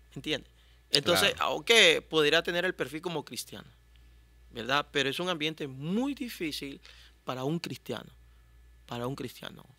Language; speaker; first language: Spanish; native; Spanish